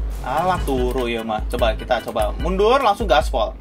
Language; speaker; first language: Indonesian; native; Indonesian